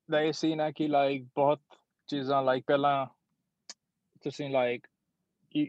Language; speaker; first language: English; non-native, local second language; Punjabi